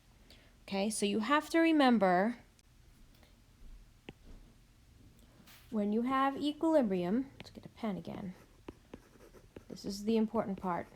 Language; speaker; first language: English; native; English